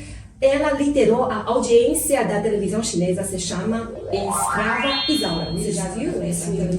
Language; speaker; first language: Portuguese; non-native, fluent; Chinese